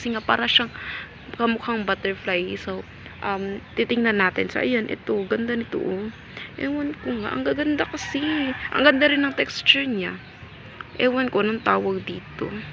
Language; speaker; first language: Filipino; non-native, local second language; Cebuano